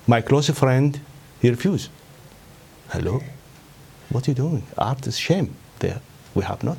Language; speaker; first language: English; non-native, learner; Arabic